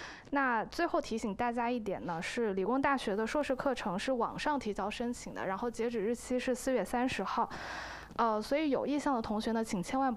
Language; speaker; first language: Chinese; native; Chinese